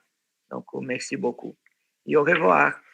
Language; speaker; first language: French; non-native, fluent; Portuguese